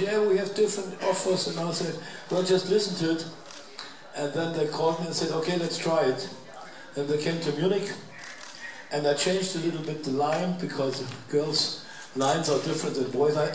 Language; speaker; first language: English; non-native, fluent; German